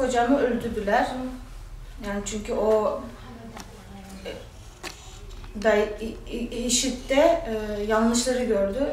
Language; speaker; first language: Turkish; non-native, fluent; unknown